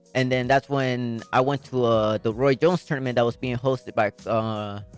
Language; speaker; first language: English; early bilingual, other home language; Spanish